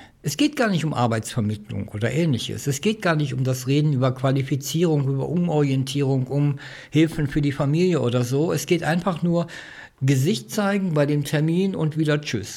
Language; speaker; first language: German; native; German